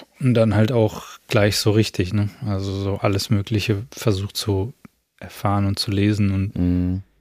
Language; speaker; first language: German; native; German